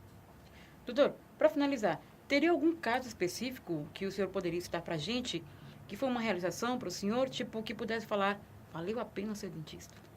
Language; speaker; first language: Portuguese; native; Portuguese